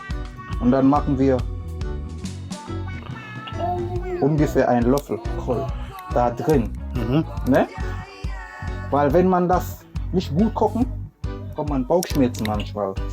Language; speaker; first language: German; non-native, learner; English